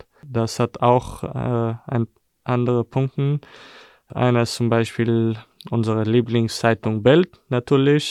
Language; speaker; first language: German; non-native, fluent; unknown